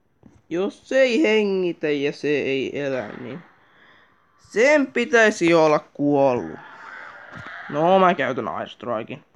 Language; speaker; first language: Finnish; native; Finnish